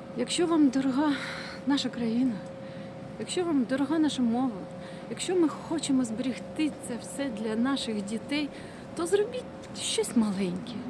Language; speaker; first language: Ukrainian; non-native, local second language; Russian